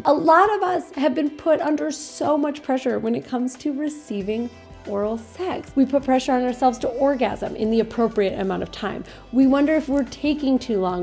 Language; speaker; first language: English; native; English